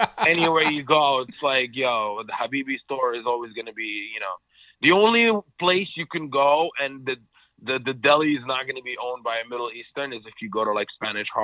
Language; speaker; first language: English; non-native, fluent; Arabic